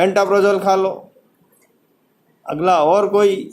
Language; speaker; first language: Hindi; native; Hindi